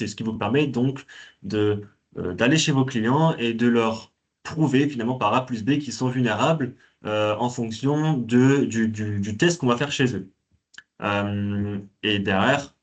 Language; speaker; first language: French; native; French